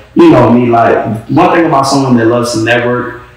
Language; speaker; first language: English; native; English